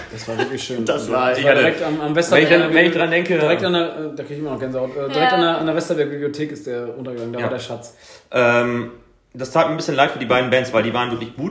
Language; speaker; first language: German; native; German